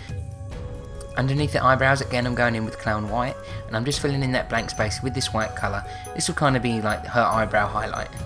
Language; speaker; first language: English; native; English